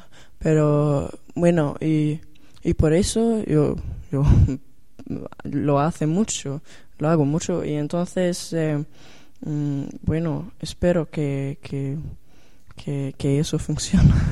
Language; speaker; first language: Spanish; non-native, learner; Swedish